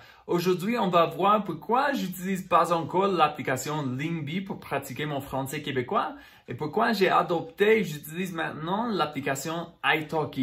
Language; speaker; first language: French; non-native, fluent; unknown